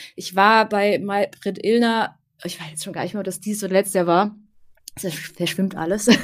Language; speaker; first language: German; early bilingual, other home language; Vietnamese